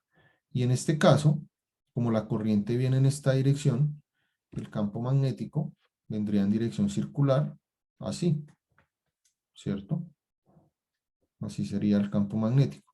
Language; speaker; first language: Spanish; native; Spanish